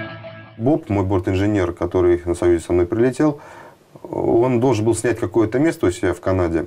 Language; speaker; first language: Russian; native; Russian